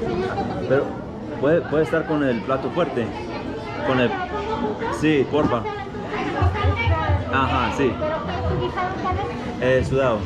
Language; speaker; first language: Spanish; non-native, learner; English